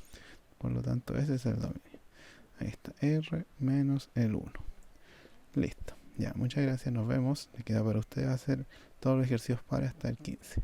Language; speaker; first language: Spanish; native; Spanish